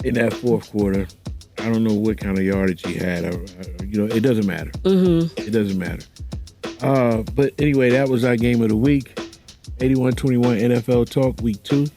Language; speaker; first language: English; native; English